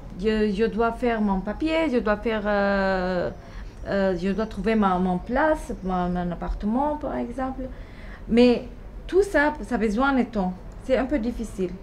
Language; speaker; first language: French; non-native, learner; Arabic